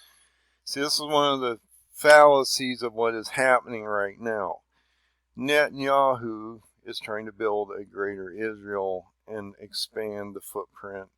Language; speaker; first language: English; native; English